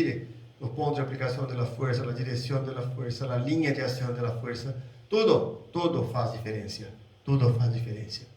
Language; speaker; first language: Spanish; non-native, learner; Portuguese